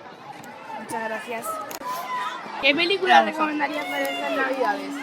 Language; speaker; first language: Spanish; native; Spanish